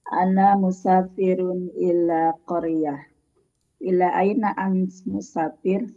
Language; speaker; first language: Arabic; non-native, learner; Indonesian